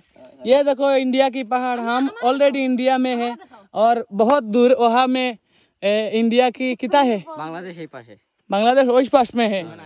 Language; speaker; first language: Hindi; non-native, learner; Bangla